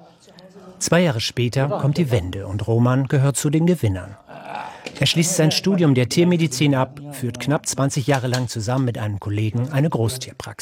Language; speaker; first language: German; native; German